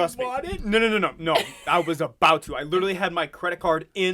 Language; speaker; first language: English; native; English